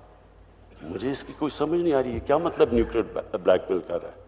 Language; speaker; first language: Urdu; native; Urdu